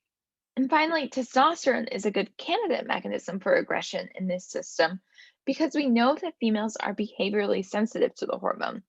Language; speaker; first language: English; native; English